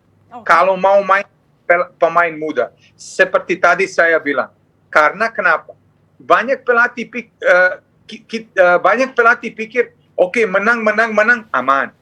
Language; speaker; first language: Indonesian; non-native, fluent; Serbian